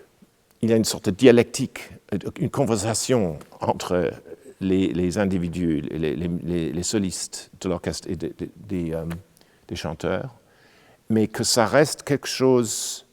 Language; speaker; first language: French; non-native, fluent; English